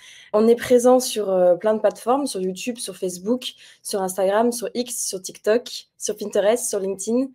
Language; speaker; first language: French; native; French